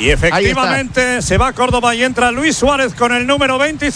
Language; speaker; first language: Spanish; native; Spanish